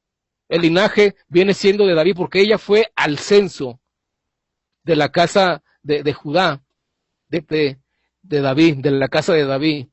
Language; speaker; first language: Spanish; native; Spanish